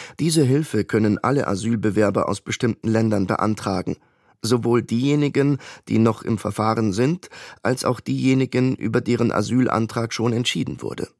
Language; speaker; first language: German; native; German